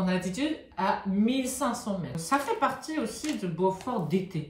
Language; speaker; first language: French; non-native, fluent; Japanese